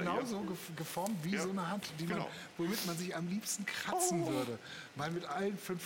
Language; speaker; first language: German; native; German